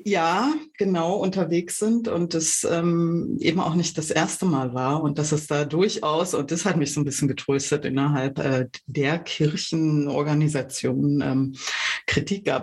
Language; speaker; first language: German; native; German